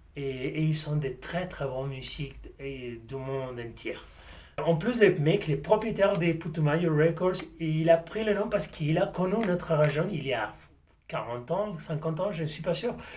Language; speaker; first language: French; non-native, fluent; Spanish